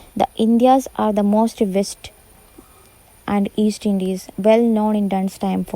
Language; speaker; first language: English; non-native, local second language; Malayalam